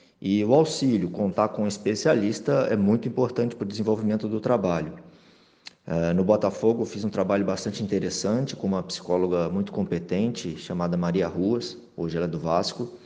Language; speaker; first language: Portuguese; native; Portuguese